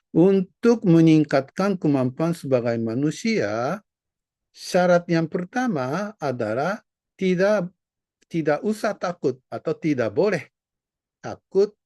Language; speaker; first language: Indonesian; non-native, learner; Japanese